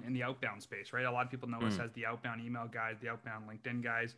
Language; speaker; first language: English; native; English